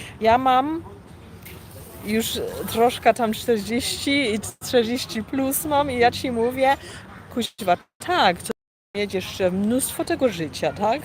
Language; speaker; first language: Polish; early bilingual, heritage; Polish